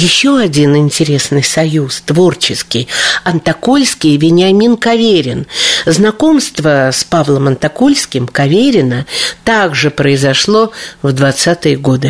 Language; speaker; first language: Russian; native; Russian